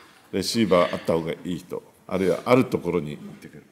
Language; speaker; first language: Japanese; native; Japanese